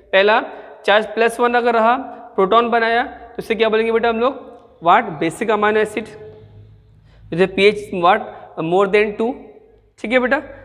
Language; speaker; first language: English; non-native, local second language; Hindi